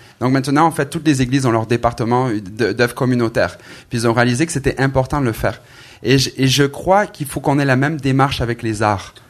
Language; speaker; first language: French; native; French